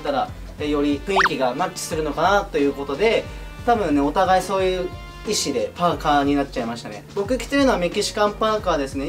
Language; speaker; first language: Japanese; native; Japanese